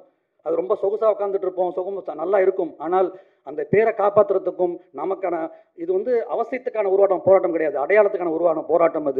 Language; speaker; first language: Tamil; native; Tamil